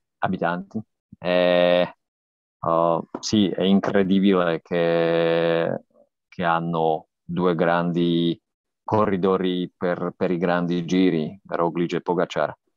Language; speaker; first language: Italian; non-native, learner; Slovak